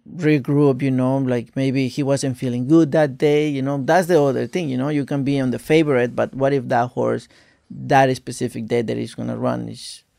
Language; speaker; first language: English; non-native, fluent; Spanish